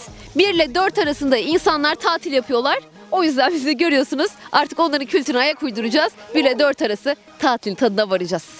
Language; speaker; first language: Turkish; native; Turkish